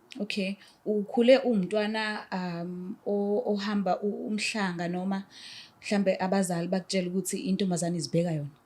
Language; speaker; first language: Zulu; native; Zulu